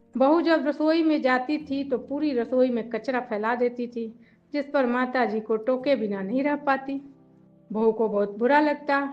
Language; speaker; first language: Hindi; native; Hindi